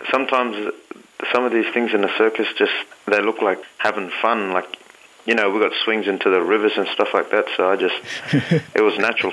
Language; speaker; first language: English; native; English